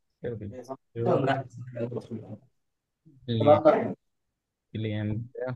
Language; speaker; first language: Italian; non-native, learner; Bangla